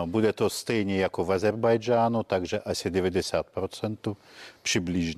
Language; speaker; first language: Czech; non-native, fluent; Russian